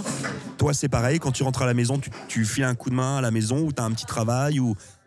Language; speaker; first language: French; native; French